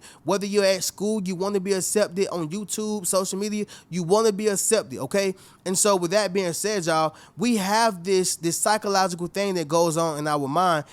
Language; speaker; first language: English; native; English